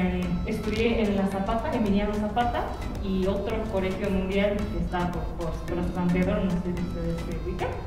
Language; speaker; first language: Spanish; non-native, fluent; Japanese